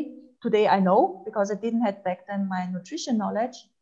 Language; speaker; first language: English; non-native, fluent; German